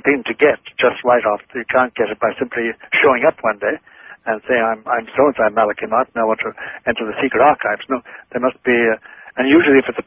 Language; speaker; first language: English; non-native, local second language; Irish